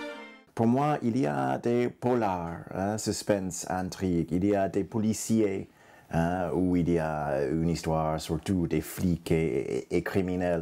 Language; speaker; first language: French; non-native, fluent; English